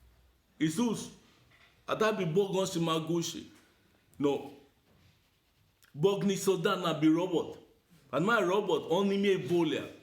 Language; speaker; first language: Russian; non-native, learner; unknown